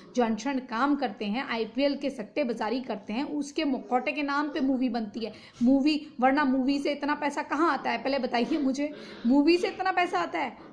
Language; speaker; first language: Hindi; native; Hindi